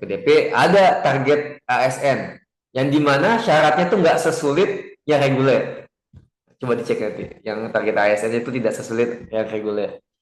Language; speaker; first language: Indonesian; native; Indonesian